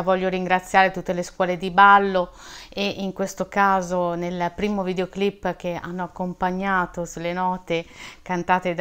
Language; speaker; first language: Italian; native; Italian